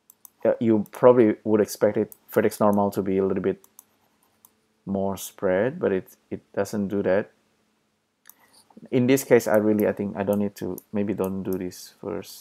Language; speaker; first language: English; non-native, fluent; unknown